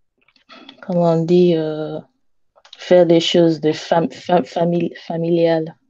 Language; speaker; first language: French; non-native, learner; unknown